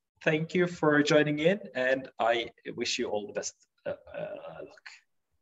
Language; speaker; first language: English; non-native, fluent; Norwegian